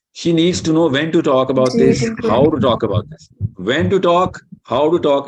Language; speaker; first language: English; non-native, local second language; Urdu